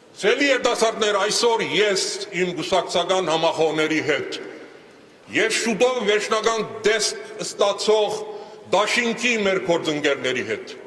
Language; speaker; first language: Armenian; early bilingual, heritage; Armenian